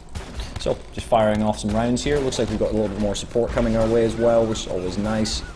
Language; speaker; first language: English; native; English